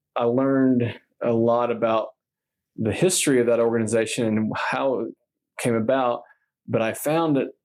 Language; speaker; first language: English; native; English